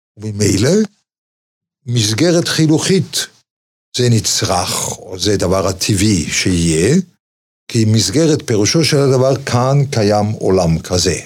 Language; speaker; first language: Hebrew; non-native, fluent; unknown